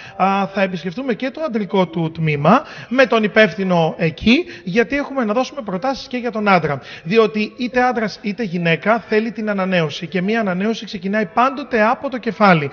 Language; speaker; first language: Greek; native; Greek